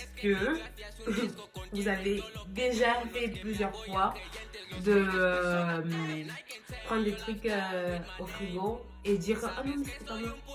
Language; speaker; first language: French; native; French